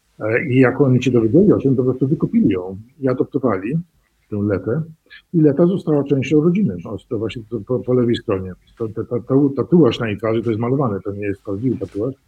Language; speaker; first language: Polish; early bilingual, heritage; Polish